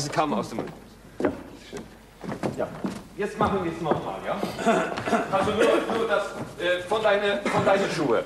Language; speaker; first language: German; non-native, fluent; Swedish